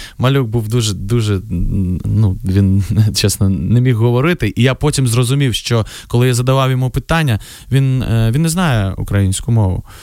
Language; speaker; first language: Ukrainian; non-native, local second language; Russian